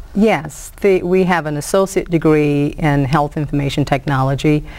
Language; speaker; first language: English; native; English